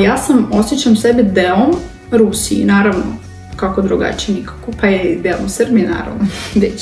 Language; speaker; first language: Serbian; non-native, learner; Russian